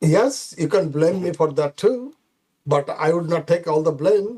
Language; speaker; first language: English; non-native, fluent; Bangla